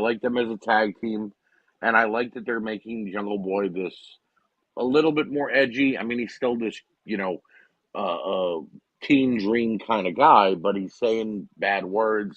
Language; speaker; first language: English; native; English